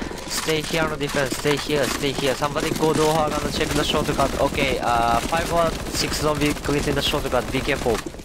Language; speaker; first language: English; non-native, learner; Japanese